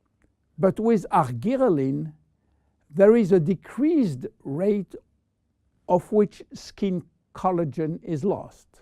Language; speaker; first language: English; non-native, fluent; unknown